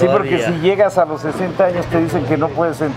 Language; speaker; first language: Spanish; native; Spanish